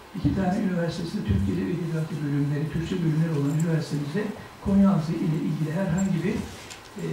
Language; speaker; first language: Turkish; native; Turkish